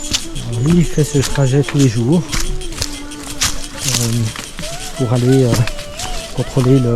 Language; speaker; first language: French; native; French